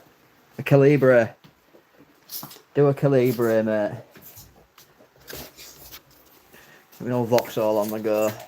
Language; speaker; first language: English; native; English